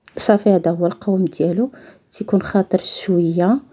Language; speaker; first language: Arabic; native; Arabic